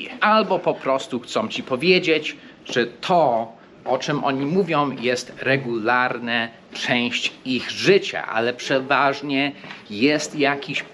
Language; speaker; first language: Polish; non-native, fluent; English